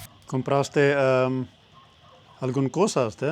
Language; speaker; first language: Spanish; non-native, learner; Urdu